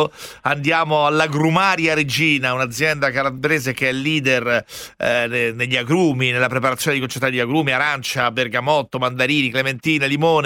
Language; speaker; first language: Italian; native; Italian